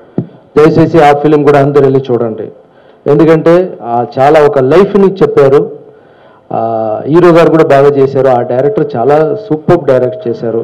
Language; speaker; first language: Telugu; non-native, local second language; Tamil